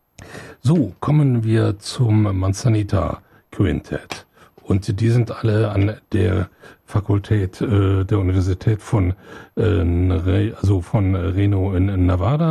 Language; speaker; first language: German; native; German